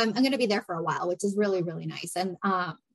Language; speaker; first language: English; native; English